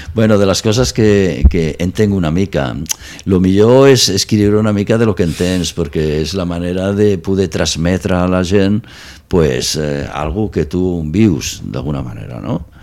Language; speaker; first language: Catalan; non-native, local second language; Spanish